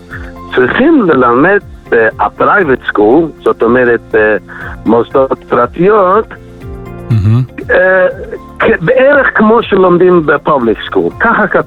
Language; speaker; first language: Hebrew; non-native, fluent; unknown